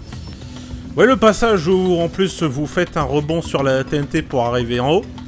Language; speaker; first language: French; native; French